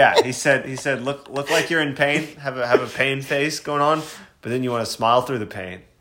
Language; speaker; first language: English; native; English